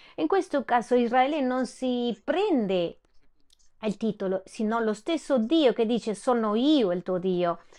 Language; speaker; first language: Italian; non-native, fluent; Spanish